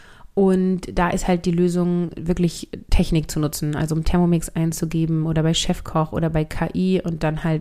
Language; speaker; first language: German; native; German